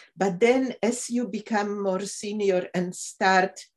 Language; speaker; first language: English; non-native, fluent; Polish